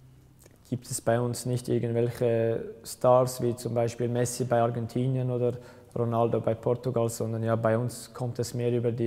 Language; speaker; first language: German; early bilingual, other home language; Albanian